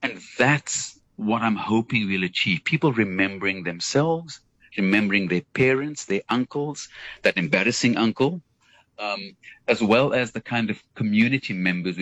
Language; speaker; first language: English; native; English